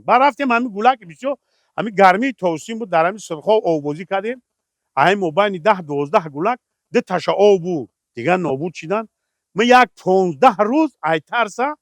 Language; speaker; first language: Tajik; native; Tajik